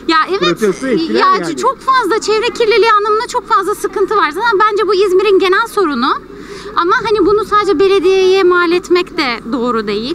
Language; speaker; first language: Turkish; native; Turkish